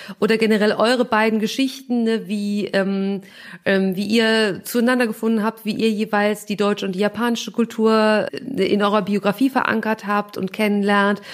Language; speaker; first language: German; native; German